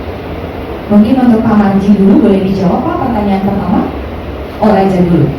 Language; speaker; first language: Indonesian; native; Indonesian